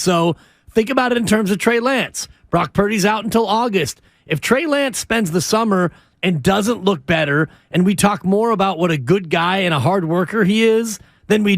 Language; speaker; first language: English; native; English